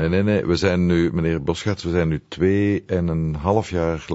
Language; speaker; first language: Dutch; native; Dutch